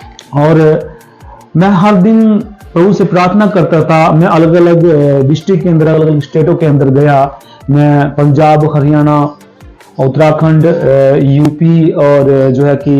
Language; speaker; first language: Hindi; native; Hindi